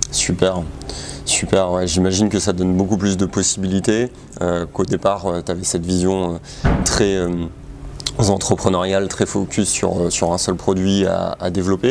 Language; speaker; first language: French; native; French